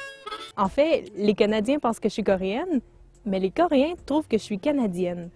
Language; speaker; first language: French; native; French